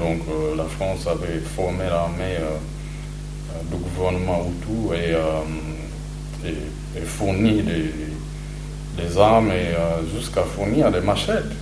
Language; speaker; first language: French; non-native, local second language; Kinyarwanda